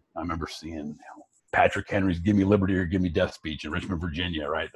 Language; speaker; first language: English; native; English